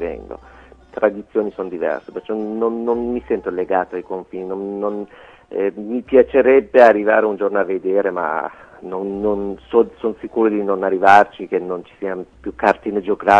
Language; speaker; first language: Italian; non-native, fluent; Persian